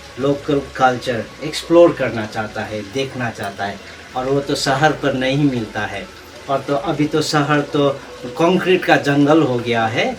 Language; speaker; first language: Hindi; non-native, local second language; Nepali